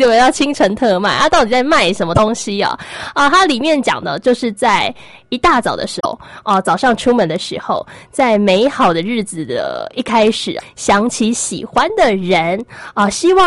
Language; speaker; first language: Chinese; native; Chinese